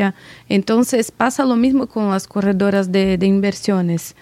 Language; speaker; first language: Spanish; non-native, learner; Portuguese